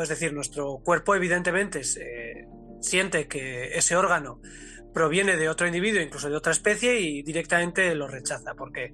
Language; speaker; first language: Spanish; native; Spanish